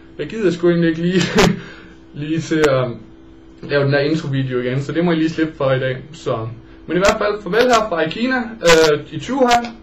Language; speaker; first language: Danish; native; Danish